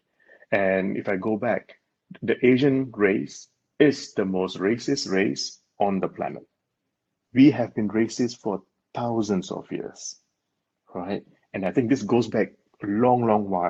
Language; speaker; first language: English; non-native, local second language; Tamil